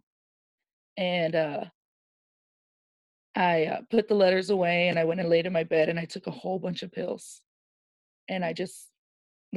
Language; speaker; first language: English; native; English